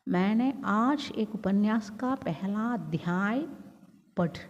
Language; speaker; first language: Hindi; non-native, local second language; Malayalam